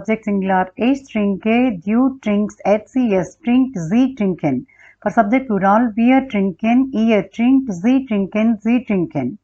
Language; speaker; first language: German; non-native, learner; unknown